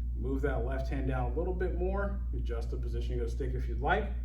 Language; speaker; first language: English; native; English